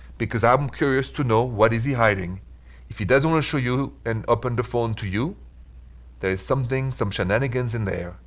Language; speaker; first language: English; non-native, fluent; French